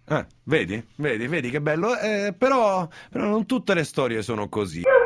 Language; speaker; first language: Italian; native; Italian